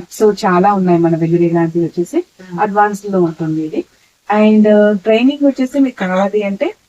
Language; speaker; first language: Telugu; native; Telugu